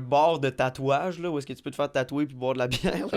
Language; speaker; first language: French; native; French